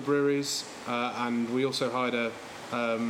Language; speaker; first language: English; native; English